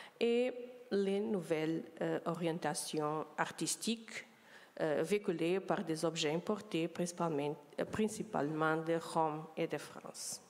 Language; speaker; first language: French; non-native, learner; Portuguese